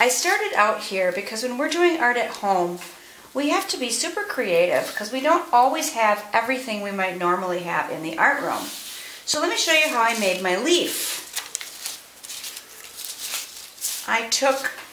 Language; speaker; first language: English; native; English